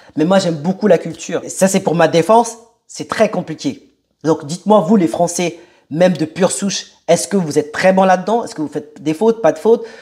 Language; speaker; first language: French; early bilingual, other home language; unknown